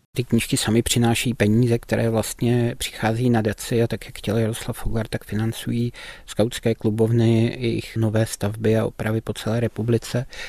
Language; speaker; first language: Czech; native; Czech